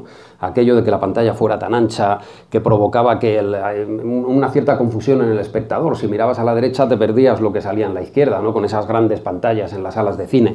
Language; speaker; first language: Spanish; native; Spanish